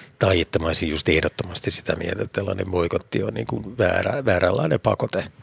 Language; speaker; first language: Finnish; native; Finnish